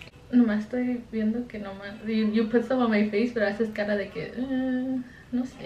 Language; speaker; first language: Spanish; early bilingual, heritage; Spanish